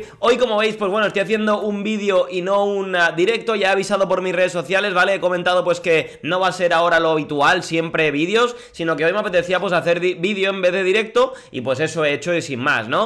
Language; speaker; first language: Spanish; native; Spanish